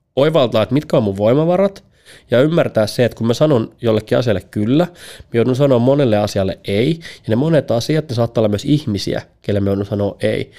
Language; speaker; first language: Finnish; early bilingual, other home language; Bosnian